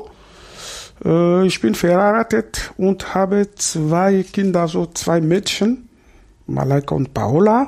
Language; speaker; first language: German; non-native, fluent; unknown